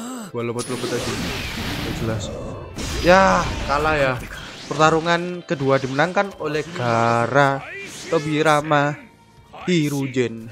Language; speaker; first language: Indonesian; native; Indonesian